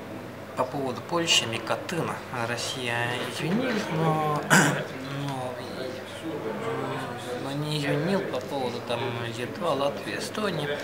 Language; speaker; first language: Russian; non-native, fluent; Estonian